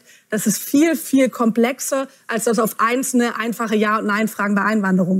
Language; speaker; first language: German; native; German